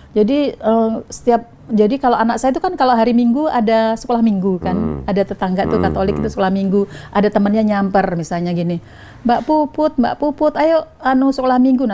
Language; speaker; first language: Indonesian; non-native, local second language; Javanese